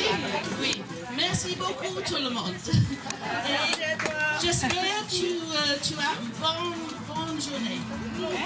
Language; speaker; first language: French; non-native, learner; English